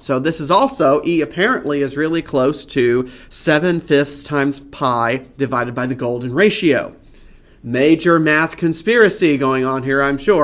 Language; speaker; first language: English; native; English